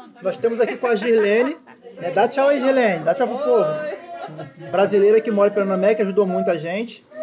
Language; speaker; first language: Portuguese; native; Portuguese